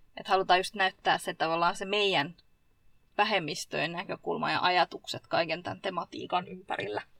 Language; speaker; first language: Finnish; early bilingual, other home language; Arabic